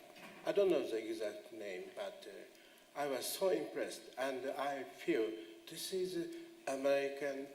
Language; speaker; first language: English; non-native, fluent; Japanese